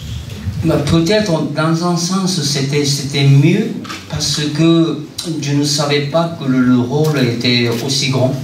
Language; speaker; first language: French; non-native, fluent; Japanese